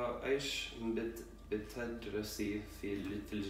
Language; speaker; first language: Arabic; non-native, learner; English